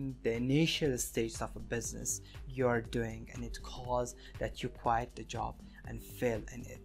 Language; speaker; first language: English; non-native, fluent; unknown